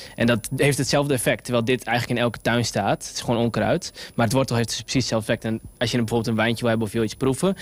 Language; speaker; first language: Dutch; native; Dutch